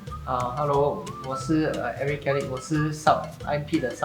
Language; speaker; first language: Chinese; non-native, learner; English